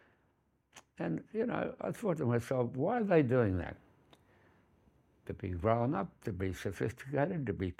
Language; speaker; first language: English; native; English